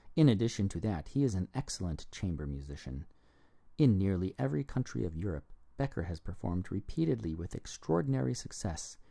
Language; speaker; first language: English; native; English